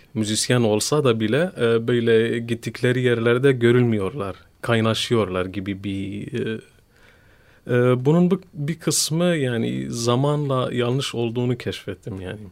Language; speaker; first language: Turkish; non-native, fluent; Kurdish